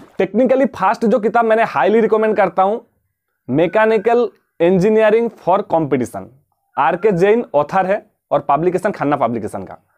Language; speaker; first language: Hindi; non-native, local second language; Bangla